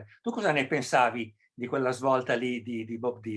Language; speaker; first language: Italian; native; Italian